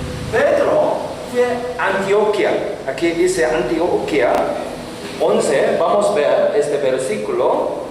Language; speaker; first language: Spanish; non-native, learner; Korean